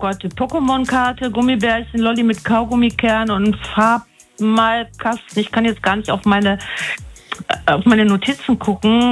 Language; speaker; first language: German; native; German